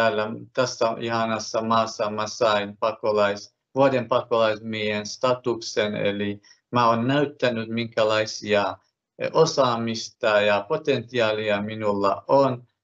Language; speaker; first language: Finnish; non-native, fluent; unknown